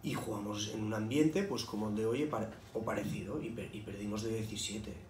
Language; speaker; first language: Spanish; non-native, local second language; Catalan